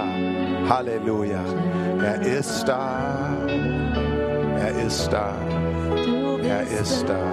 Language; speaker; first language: German; native; German